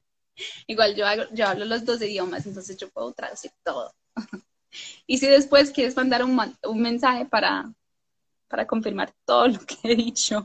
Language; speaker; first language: Spanish; non-native, fluent; English